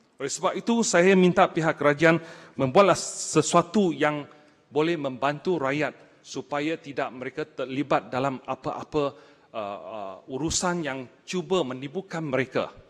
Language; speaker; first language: Malay; non-native, local second language; Chinese